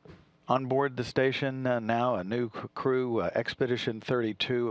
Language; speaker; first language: English; native; English